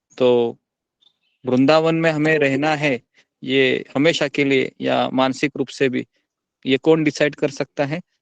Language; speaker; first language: Hindi; non-native, local second language; Marathi